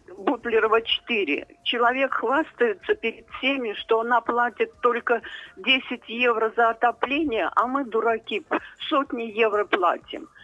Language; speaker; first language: Russian; native; Russian